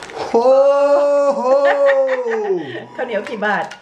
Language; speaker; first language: Thai; native; Thai